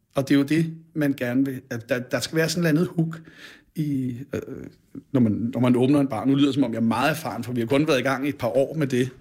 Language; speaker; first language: Danish; native; Danish